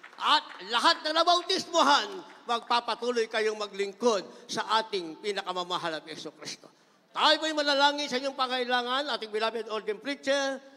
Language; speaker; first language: Filipino; native; Filipino